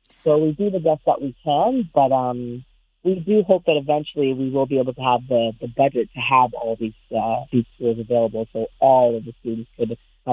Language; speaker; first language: English; native; English